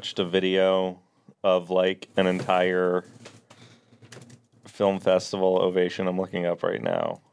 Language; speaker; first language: English; native; English